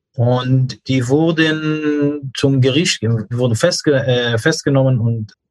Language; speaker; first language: German; non-native, fluent; English